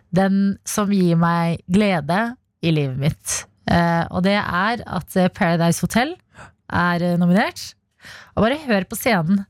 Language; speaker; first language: Norwegian; early bilingual, other home language; Albanian